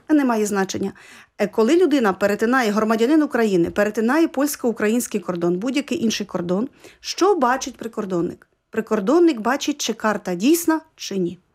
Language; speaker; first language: Ukrainian; native; Ukrainian